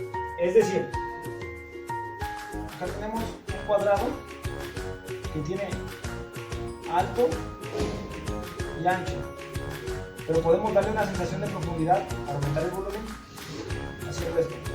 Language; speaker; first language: Spanish; native; Spanish